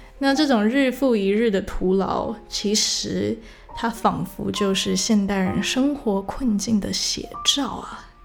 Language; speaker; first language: Chinese; native; Chinese